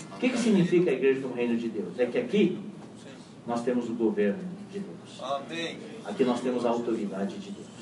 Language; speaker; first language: Portuguese; non-native, fluent; Chinese